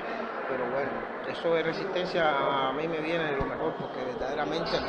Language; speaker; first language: Spanish; native; Spanish